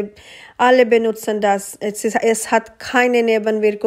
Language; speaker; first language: German; non-native, learner; Urdu